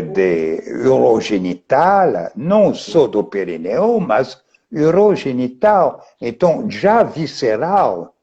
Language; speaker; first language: Portuguese; non-native, fluent; French